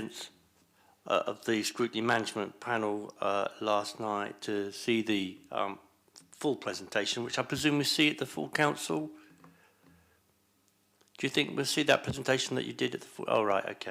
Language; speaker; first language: English; native; English